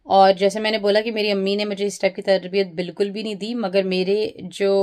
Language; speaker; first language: Urdu; early bilingual, heritage; Urdu